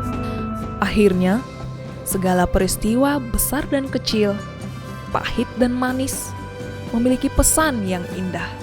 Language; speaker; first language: Indonesian; native; Indonesian